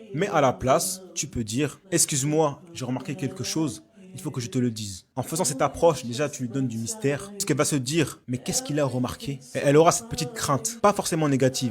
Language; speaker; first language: French; native; French